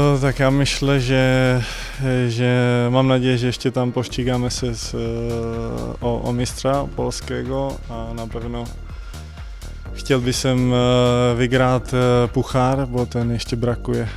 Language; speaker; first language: Polish; non-native, learner; Czech